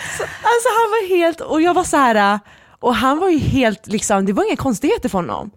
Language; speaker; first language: Swedish; early bilingual, other home language; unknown